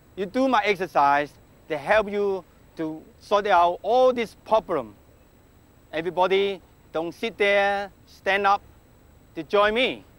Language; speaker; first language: English; non-native, local second language; Cantonese